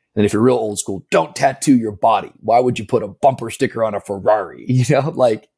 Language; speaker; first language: English; native; English